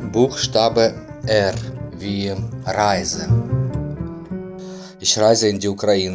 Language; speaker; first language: German; non-native, fluent; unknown